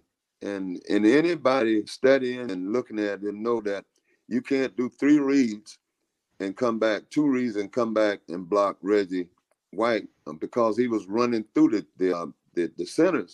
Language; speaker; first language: English; native; English